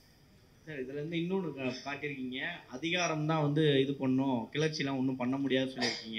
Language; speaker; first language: Tamil; native; Tamil